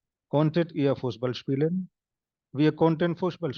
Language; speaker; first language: German; non-native, fluent; Hindi